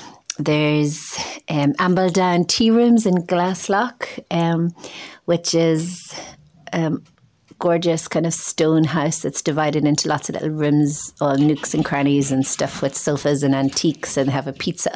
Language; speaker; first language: English; native; English